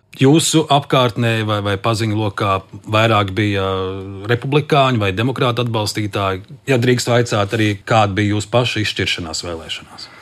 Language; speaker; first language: Latvian; native; Latvian